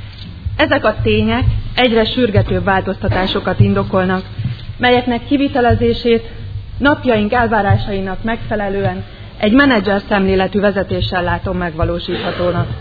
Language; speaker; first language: Hungarian; native; Hungarian